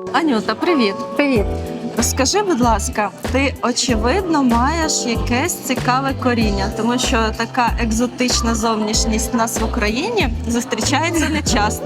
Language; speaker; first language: Ukrainian; native; Ukrainian